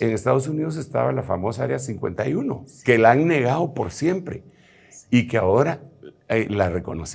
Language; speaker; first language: Spanish; native; Spanish